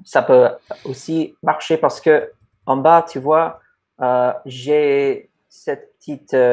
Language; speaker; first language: French; non-native, fluent; English